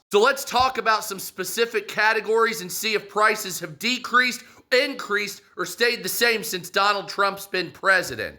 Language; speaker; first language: English; native; English